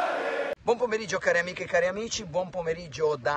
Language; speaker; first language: Italian; native; Italian